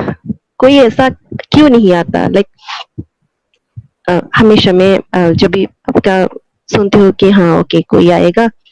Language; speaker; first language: Hindi; non-native, local second language; Bangla